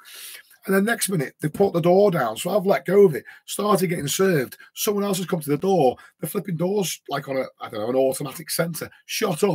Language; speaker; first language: English; native; English